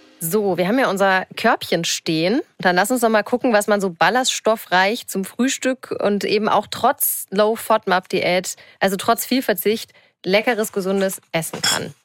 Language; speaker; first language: German; native; German